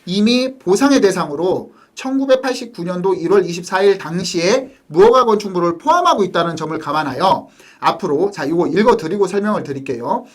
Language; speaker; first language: Korean; native; Korean